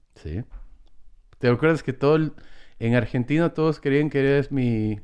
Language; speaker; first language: Spanish; early bilingual, heritage; Spanish